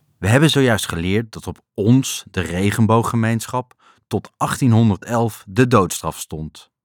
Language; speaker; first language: Dutch; native; Dutch